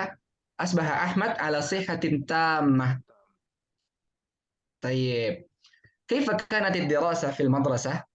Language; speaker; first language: Arabic; non-native, fluent; Indonesian